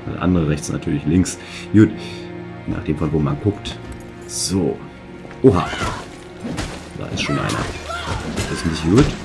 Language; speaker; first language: German; native; German